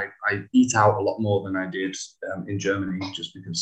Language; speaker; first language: English; native; English